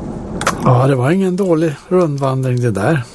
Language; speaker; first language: Swedish; native; Swedish